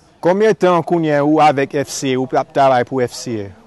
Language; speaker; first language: French; non-native, learner; English